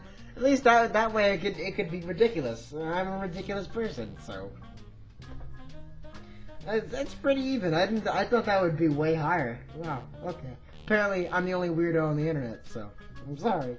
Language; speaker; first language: English; native; English